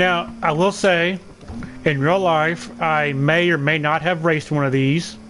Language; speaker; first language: English; native; English